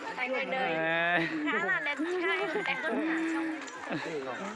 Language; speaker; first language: Vietnamese; non-native, local second language; Hmong